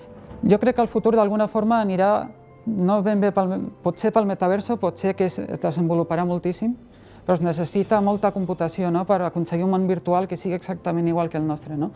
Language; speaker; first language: Catalan; native; Catalan